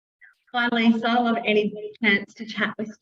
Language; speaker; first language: English; native; English